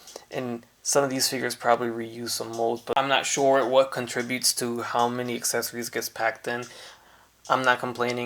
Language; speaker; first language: English; native; English